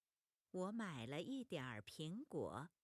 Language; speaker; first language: Chinese; non-native, learner; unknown